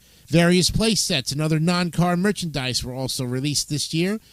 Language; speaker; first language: English; native; English